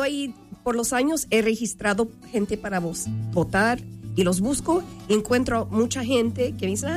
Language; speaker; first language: Spanish; early bilingual, heritage; Spanish